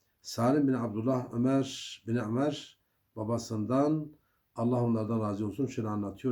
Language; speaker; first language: Turkish; native; Turkish